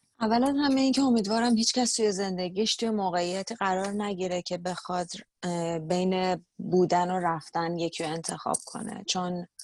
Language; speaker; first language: Persian; native; Persian